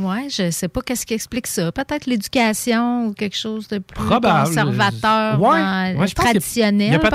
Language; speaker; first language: French; native; French